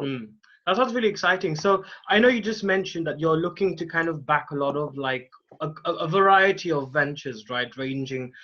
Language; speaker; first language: English; non-native, local second language; Hindi